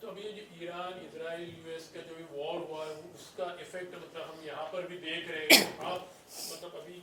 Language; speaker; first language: Hindi; native; Hindi